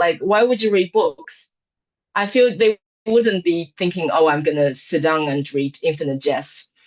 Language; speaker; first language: English; non-native, fluent; Chinese